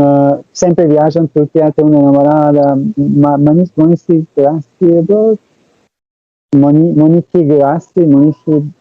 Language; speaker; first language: Portuguese; non-native, learner; Turkish